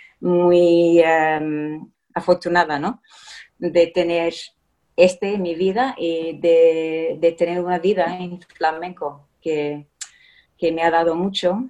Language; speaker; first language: Spanish; non-native, fluent; English